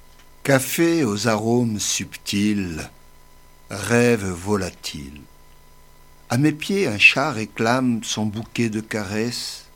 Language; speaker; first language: French; native; French